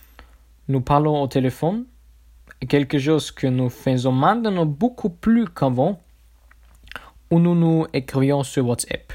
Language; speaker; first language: French; non-native, learner; German